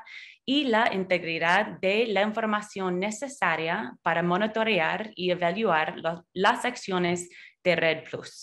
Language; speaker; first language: Spanish; non-native, fluent; English